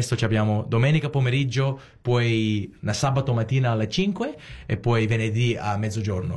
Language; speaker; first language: Italian; early bilingual, heritage; Italian